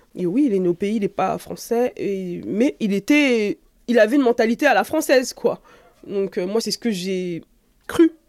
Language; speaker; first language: French; native; French